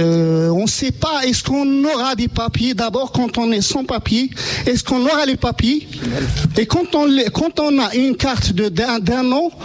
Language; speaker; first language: French; non-native, fluent; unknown